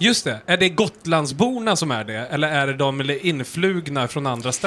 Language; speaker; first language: Swedish; native; Swedish